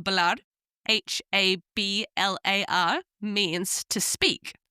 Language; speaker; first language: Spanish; non-native, fluent; English